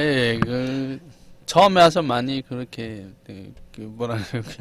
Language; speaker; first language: Korean; non-native, fluent; Bangla